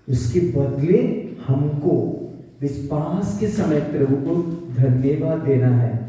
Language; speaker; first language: Hindi; non-native, local second language; Bangla